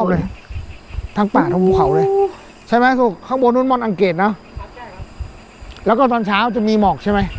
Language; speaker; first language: Thai; native; Thai